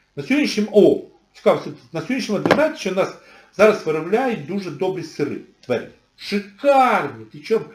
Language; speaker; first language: Ukrainian; native; Ukrainian